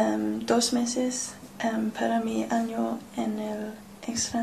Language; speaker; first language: Spanish; non-native, learner; English